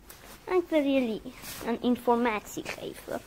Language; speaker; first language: Dutch; non-native, learner; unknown